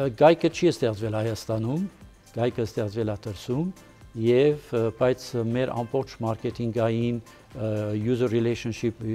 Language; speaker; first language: Armenian; early bilingual, heritage; Armenian